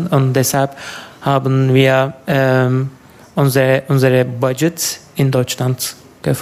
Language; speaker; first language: German; non-native, learner; Turkish